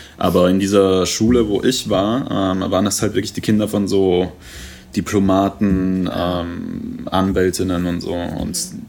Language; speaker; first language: German; native; German